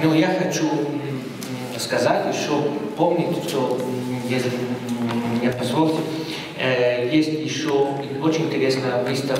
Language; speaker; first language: Russian; non-native, fluent; Italian